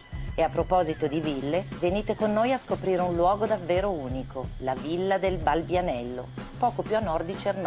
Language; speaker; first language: Italian; native; Italian